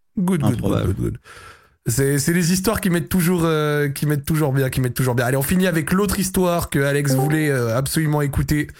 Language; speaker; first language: French; native; French